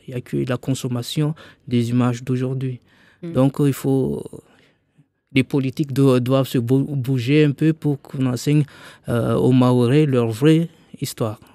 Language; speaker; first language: French; non-native, local second language; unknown